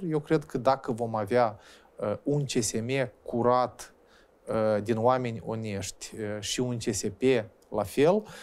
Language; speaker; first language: Romanian; native; Romanian